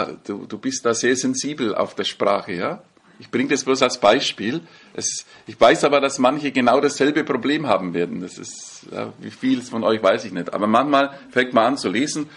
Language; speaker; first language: German; native; German